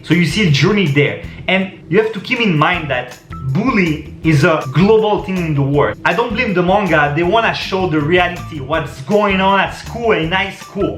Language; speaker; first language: English; non-native, fluent; French